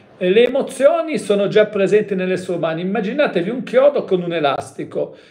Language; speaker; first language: Italian; native; Italian